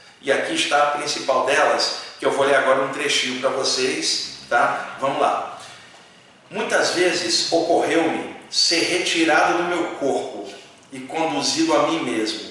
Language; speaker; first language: Portuguese; native; Portuguese